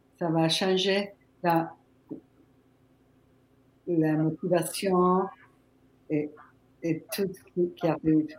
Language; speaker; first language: French; non-native, fluent; Spanish